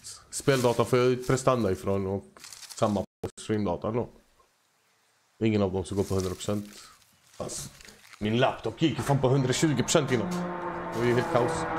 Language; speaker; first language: Swedish; native; Swedish